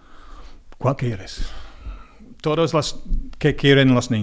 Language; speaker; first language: Spanish; non-native, learner; English